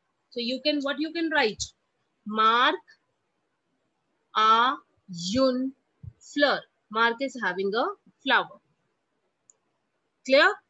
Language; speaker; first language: English; non-native, local second language; Hindi